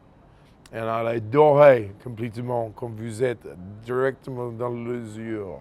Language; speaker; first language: French; non-native, fluent; English